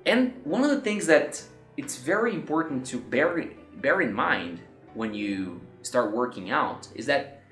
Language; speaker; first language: English; non-native, fluent; Portuguese